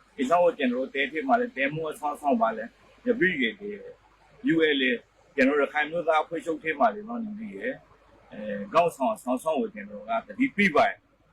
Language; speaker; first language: Burmese; native; Burmese